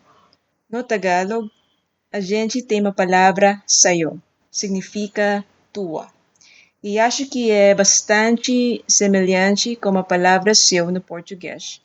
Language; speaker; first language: Portuguese; non-native, fluent; Filipino